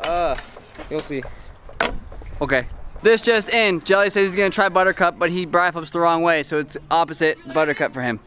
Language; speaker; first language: English; native; English